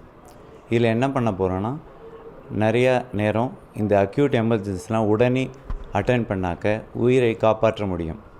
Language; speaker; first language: Tamil; native; Tamil